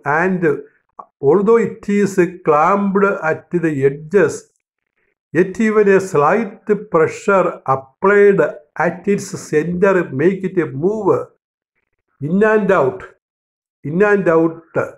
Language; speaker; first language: English; non-native, local second language; Malayalam